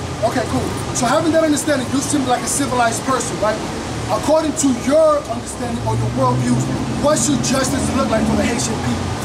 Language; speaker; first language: English; native; English